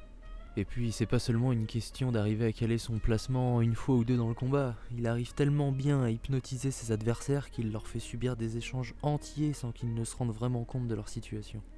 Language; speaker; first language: French; native; French